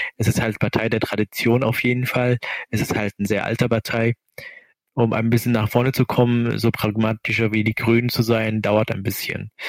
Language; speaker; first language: German; non-native, fluent; Arabic